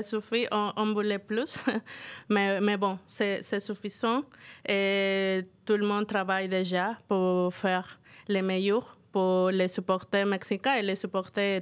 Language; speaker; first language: French; non-native, fluent; Spanish